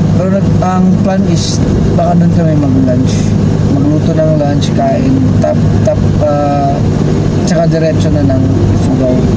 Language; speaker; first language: Filipino; native; Filipino